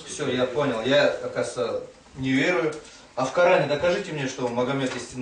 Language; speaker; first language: Russian; native; Russian